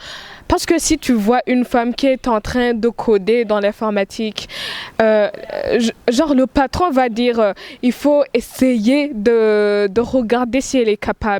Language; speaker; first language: French; non-native, local second language; Rundi